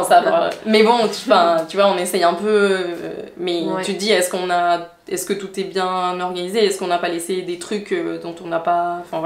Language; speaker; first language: French; native; French